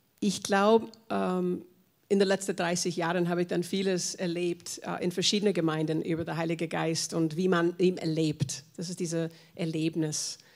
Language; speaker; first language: German; non-native, fluent; English